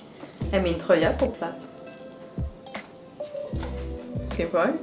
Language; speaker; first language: Swedish; non-native, fluent; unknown